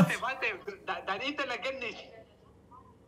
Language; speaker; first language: German; non-native, learner; Spanish